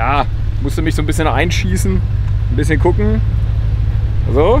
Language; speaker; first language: German; native; German